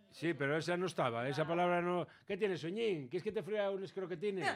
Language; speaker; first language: Spanish; native; Spanish